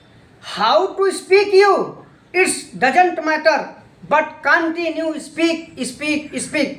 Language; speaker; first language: English; non-native, learner; Hindi